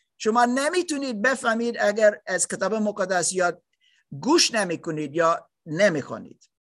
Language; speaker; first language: Persian; non-native, learner; German